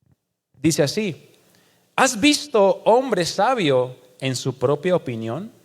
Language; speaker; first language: Spanish; native; Spanish